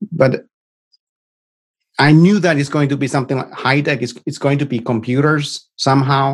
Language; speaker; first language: English; non-native, fluent; Finnish